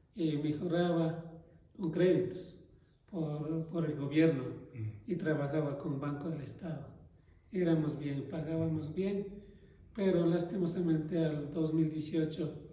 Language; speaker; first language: Spanish; non-native, local second language; Quechua